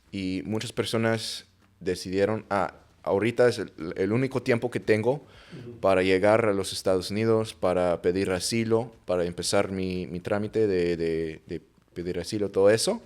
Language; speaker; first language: Spanish; non-native, fluent; English